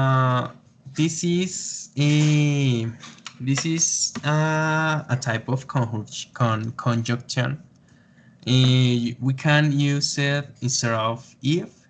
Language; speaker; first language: English; non-native, fluent; Spanish